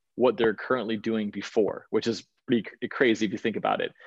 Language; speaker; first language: English; early bilingual, other home language; Danish